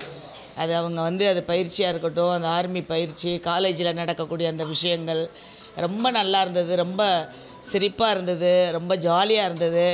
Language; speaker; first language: Tamil; native; Tamil